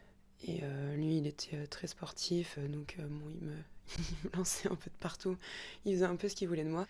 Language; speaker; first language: French; native; French